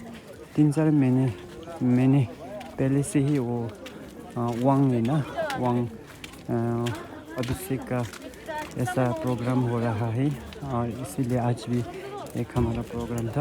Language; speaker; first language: Hindi; non-native, local second language; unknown